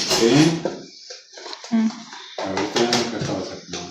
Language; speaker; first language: Spanish; native; Spanish